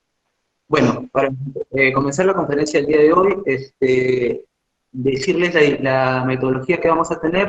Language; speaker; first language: Spanish; native; Spanish